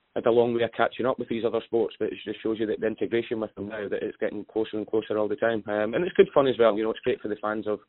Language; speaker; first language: English; native; English